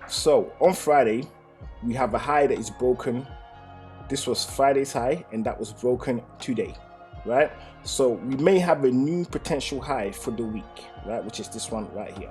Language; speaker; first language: English; native; English